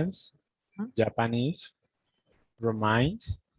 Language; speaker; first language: English; non-native, learner; Spanish